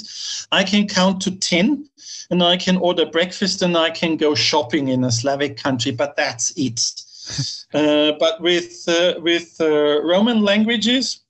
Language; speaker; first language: English; non-native, fluent; German